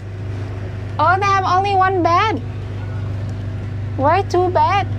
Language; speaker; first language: English; non-native, learner; Vietnamese